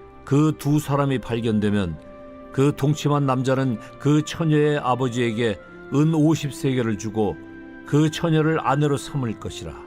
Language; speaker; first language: Korean; native; Korean